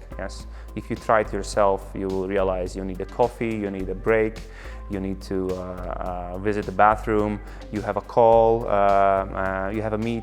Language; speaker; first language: English; non-native, fluent; Latvian